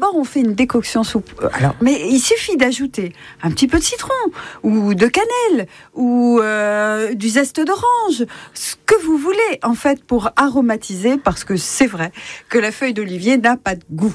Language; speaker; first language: French; native; French